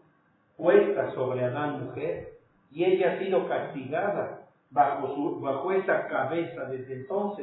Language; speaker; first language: Spanish; native; Spanish